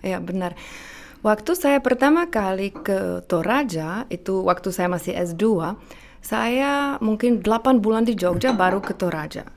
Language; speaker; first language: Indonesian; non-native, fluent; Czech